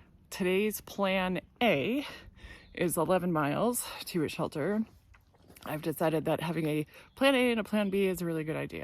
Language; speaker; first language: English; native; English